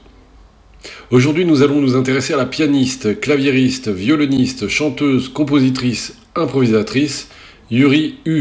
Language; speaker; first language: French; native; French